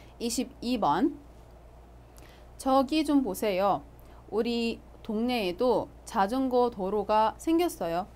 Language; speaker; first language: Korean; non-native, fluent; Arabic